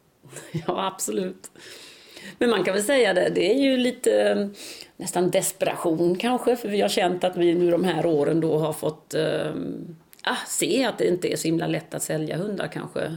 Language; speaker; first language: Swedish; native; Swedish